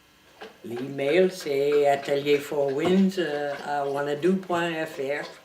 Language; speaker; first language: French; non-native, fluent; English